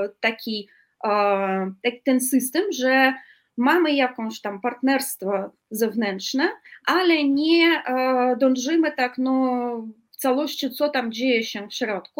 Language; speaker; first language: Polish; non-native, fluent; Russian